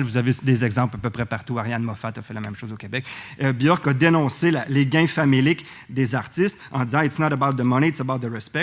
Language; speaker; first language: French; native; French